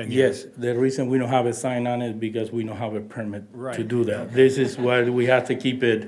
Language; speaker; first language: English; non-native, learner; Spanish